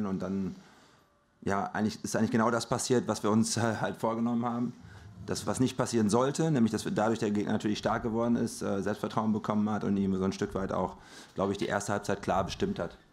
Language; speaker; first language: German; native; German